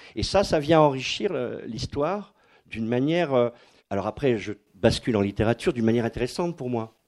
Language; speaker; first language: French; native; French